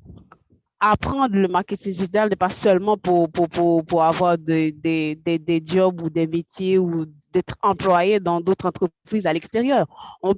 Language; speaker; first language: French; non-native, local second language; Haitian Creole